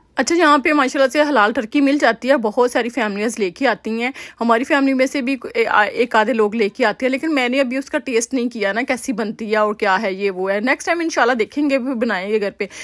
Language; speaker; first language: Urdu; native; Urdu